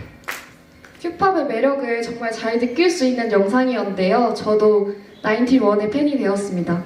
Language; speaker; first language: Korean; native; Korean